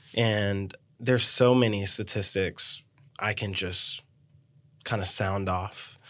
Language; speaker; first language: English; native; English